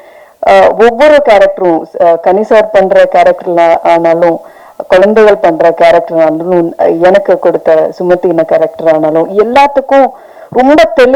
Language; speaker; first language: Tamil; non-native, fluent; Malayalam